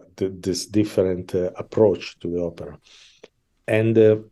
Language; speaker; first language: English; non-native, fluent; Italian